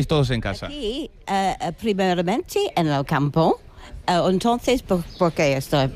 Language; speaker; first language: Spanish; non-native, learner; English